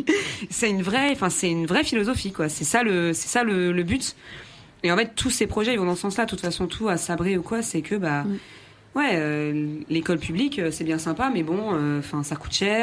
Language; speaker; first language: French; native; French